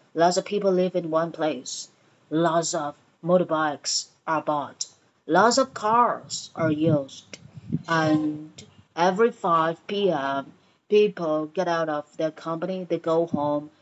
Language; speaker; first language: English; non-native, fluent; Vietnamese